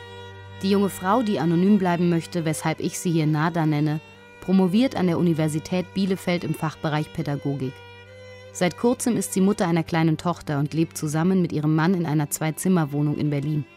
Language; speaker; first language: German; native; German